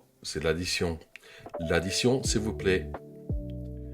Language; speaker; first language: French; non-native, fluent; Korean